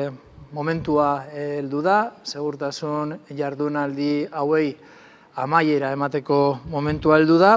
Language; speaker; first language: Basque; native; Basque